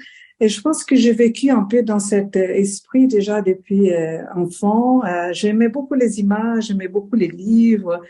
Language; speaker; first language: French; non-native, fluent; Portuguese